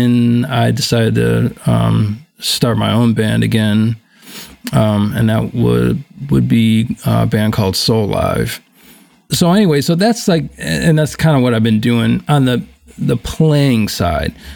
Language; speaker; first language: English; native; English